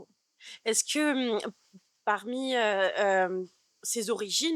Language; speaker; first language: French; native; French